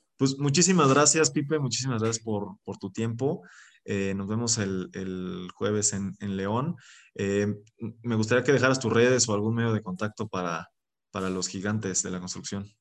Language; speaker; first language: Spanish; native; Spanish